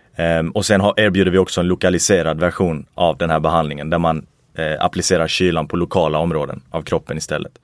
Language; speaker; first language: Swedish; native; Swedish